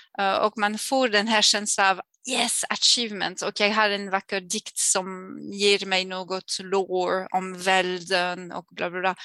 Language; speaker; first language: Swedish; non-native, learner; French